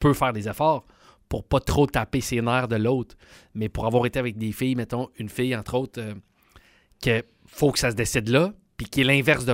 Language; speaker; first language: French; native; French